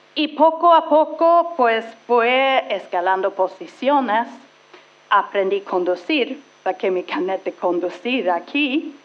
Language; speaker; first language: Spanish; non-native, fluent; Swedish